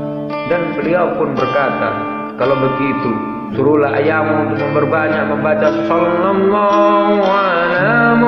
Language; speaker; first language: Indonesian; native; Indonesian